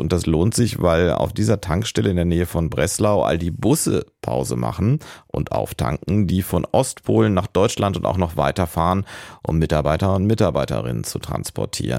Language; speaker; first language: German; native; German